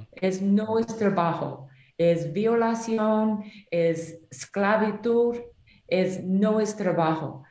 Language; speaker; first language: Spanish; non-native, learner; English